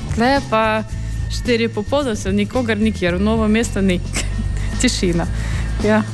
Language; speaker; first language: Slovenian; non-native, fluent; Ukrainian